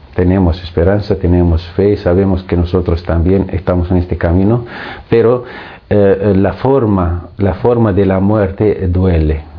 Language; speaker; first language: Spanish; non-native, fluent; Arabic